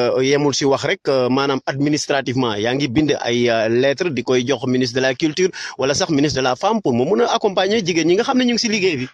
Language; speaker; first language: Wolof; non-native, local second language; Serer